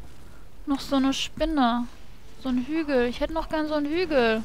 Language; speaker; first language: German; native; German